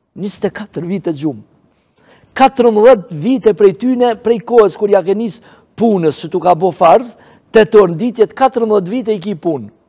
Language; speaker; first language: Albanian; native; Albanian